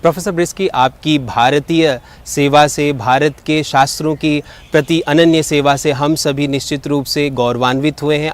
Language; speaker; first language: Hindi; native; Hindi